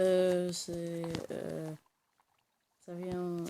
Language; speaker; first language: French; native; French